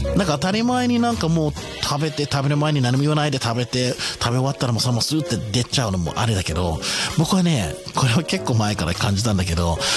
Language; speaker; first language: Japanese; non-native, fluent; English